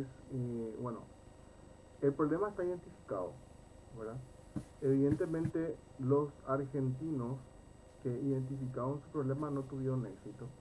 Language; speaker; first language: Spanish; native; Spanish